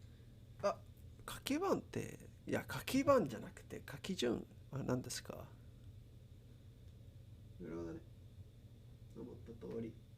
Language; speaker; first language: Japanese; non-native, learner; Spanish